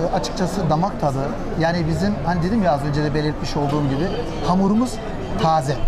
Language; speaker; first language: Turkish; native; Turkish